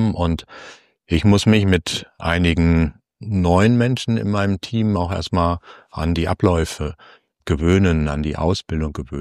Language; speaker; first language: German; native; German